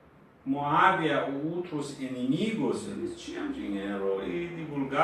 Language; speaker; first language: Portuguese; non-native, fluent; Persian